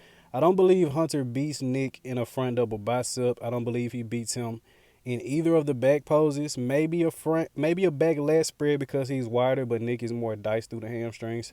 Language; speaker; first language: English; native; English